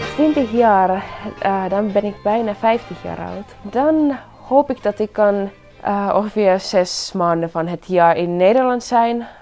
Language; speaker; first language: Dutch; non-native, fluent; Finnish